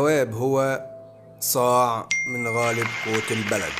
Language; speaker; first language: Arabic; native; Arabic